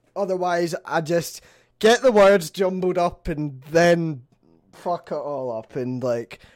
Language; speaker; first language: English; native; English